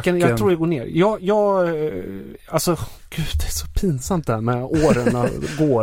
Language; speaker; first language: Swedish; native; Swedish